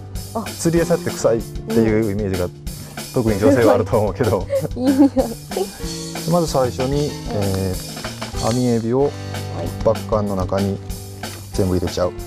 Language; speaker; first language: Japanese; native; Japanese